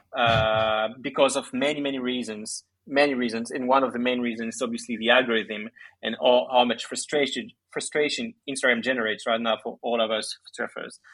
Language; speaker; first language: English; early bilingual, other home language; Greek